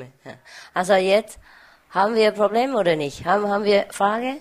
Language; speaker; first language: German; non-native, learner; Vietnamese